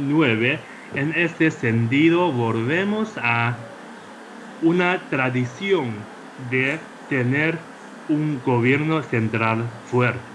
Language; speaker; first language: Spanish; non-native, fluent; Chinese